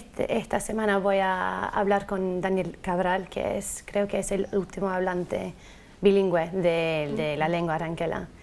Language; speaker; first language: Spanish; non-native, fluent; English